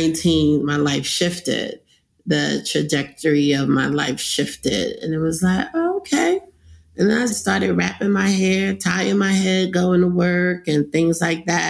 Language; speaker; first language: English; early bilingual, other home language; Krio